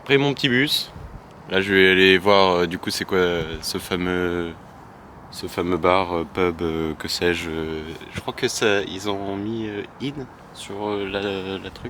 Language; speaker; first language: French; native; French